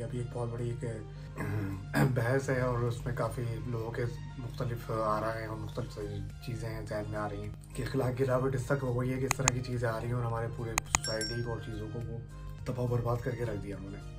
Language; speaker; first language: Urdu; native; Urdu